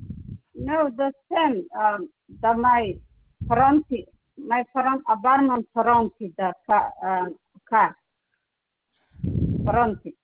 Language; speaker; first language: English; non-native, learner; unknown